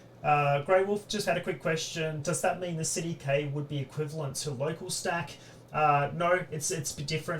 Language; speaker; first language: English; native; English